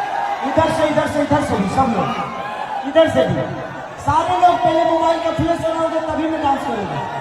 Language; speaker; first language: Hindi; non-native, local second language; Bhojpuri